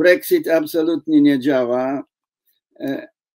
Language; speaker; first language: Polish; non-native, fluent; English